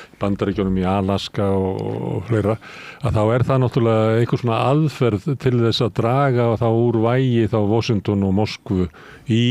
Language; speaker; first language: Icelandic; native; Icelandic